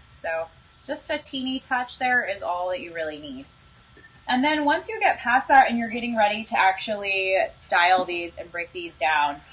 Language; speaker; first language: English; native; English